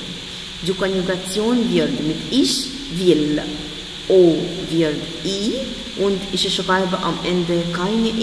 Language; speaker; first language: German; non-native, fluent; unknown